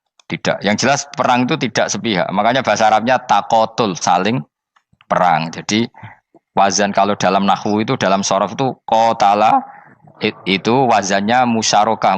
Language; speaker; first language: Indonesian; native; Indonesian